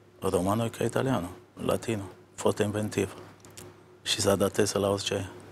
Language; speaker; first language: Romanian; non-native, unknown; Italian